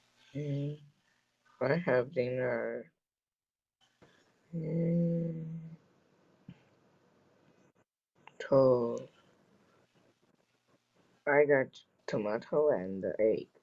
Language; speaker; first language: English; non-native, learner; Chinese